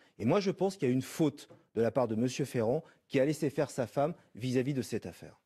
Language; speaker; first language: French; native; French